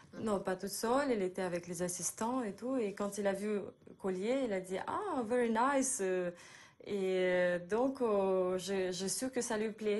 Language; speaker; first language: French; non-native, fluent; Russian